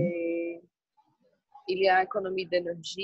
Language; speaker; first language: French; non-native, learner; Portuguese